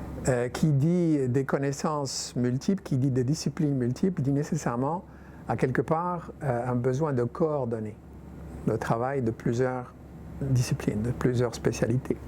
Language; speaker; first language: French; native; French